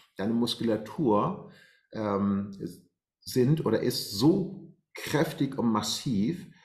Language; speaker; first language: German; non-native, fluent; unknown